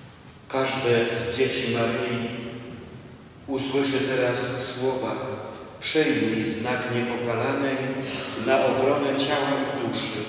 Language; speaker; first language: Polish; native; Polish